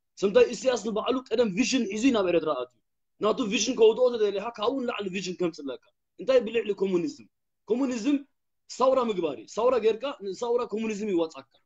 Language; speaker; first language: Tigrinya; early bilingual, heritage; Tigrinya